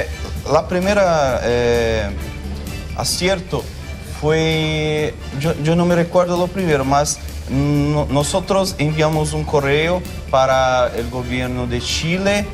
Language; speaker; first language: Spanish; non-native, learner; Portuguese